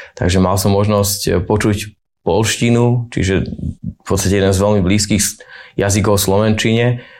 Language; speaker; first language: Slovak; native; Slovak